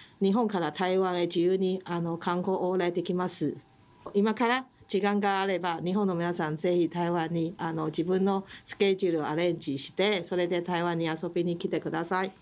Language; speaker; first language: Japanese; non-native, fluent; Chinese